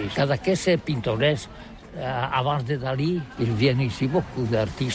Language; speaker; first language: French; non-native, learner; Catalan